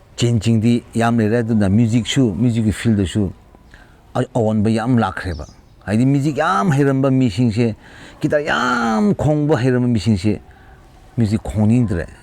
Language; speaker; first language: Manipuri; non-native, local second language; Tangkhul Naga (India)